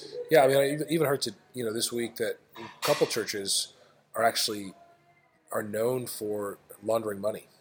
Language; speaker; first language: English; native; English